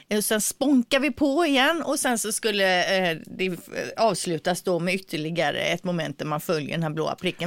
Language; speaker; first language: Swedish; native; Swedish